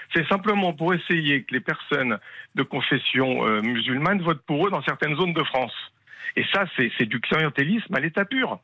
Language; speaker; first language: French; native; French